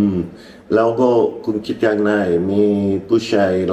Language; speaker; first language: Thai; non-native, learner; English